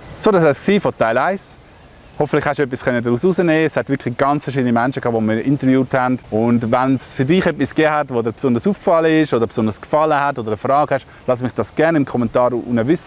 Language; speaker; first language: German; native; German